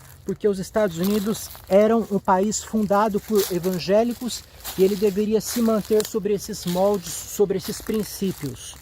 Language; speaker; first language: Portuguese; native; Portuguese